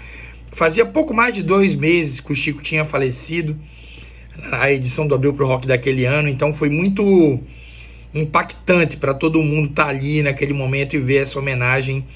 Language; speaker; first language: Portuguese; native; Portuguese